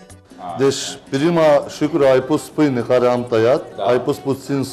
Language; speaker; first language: Romanian; non-native, learner; Turkish